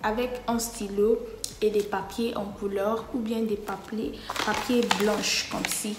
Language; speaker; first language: French; non-native, fluent; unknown